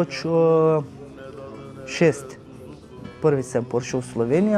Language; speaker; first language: Slovenian; non-native, learner; Turkish